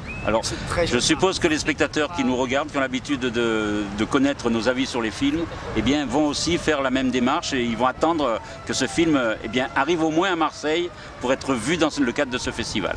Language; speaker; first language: French; native; French